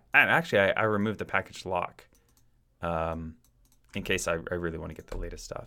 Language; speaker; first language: English; native; English